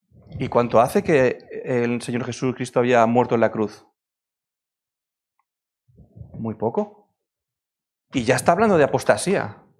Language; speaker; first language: Spanish; native; Spanish